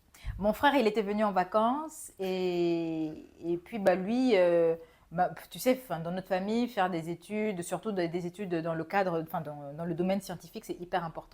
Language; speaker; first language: French; non-native, local second language; Bambara